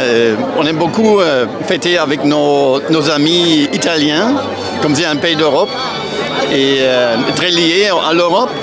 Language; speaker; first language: French; non-native, fluent; German